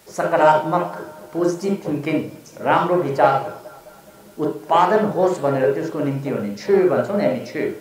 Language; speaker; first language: Nepali; non-native, local second language; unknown